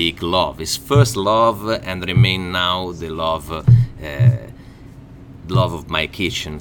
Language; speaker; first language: English; non-native, learner; Italian